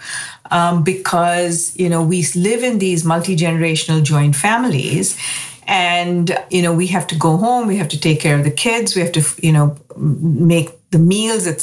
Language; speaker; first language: English; non-native, local second language; Hindi